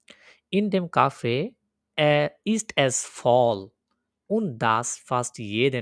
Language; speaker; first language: German; non-native, fluent; Bangla